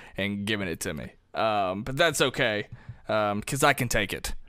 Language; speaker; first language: English; native; English